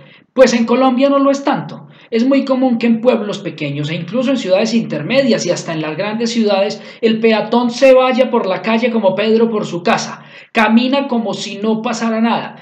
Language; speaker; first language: Spanish; native; Spanish